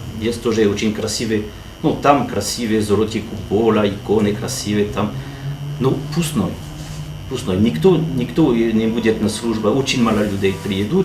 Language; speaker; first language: Russian; non-native, learner; French